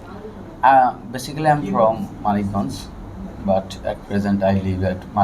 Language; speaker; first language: English; non-native, learner; Bangla